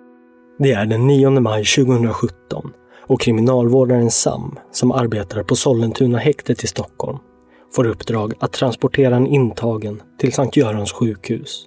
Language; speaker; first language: Swedish; native; Swedish